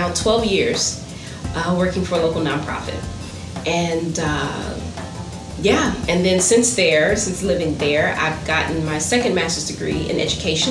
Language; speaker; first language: English; native; English